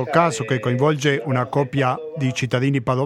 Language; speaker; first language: Italian; non-native, fluent; Spanish